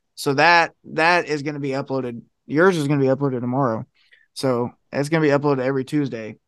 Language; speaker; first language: English; native; English